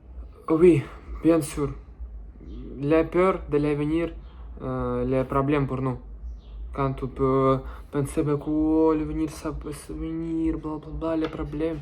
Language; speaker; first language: French; non-native, learner; Russian